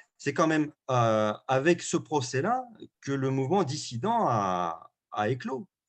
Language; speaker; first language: French; early bilingual, other home language; Russian